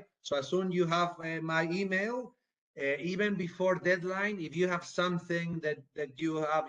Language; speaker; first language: English; non-native, fluent; Spanish